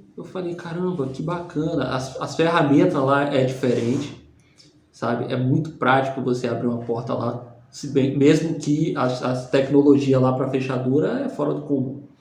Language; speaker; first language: Portuguese; native; Portuguese